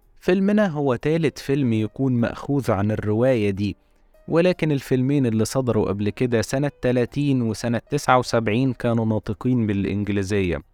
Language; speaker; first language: Arabic; native; Arabic